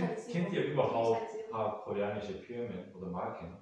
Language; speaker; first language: German; non-native, learner; Korean